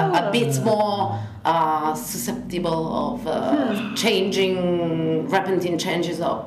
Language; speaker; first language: English; non-native, fluent; Italian